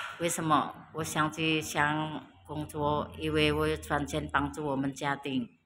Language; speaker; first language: Chinese; non-native, learner; Indonesian